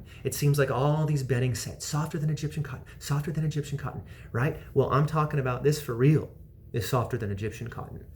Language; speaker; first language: English; native; English